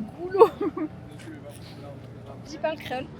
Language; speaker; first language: French; native; French